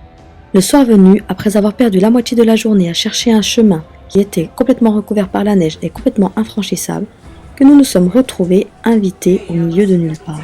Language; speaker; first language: French; native; French